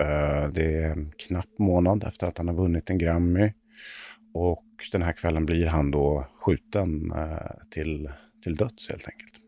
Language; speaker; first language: Swedish; native; Swedish